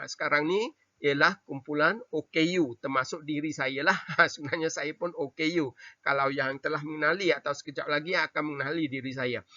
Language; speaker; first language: Malay; non-native, local second language; Chinese